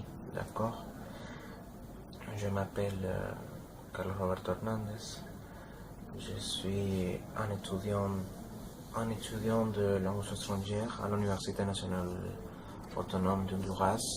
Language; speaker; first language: French; non-native, learner; Spanish